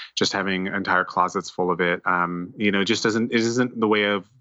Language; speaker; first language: English; native; English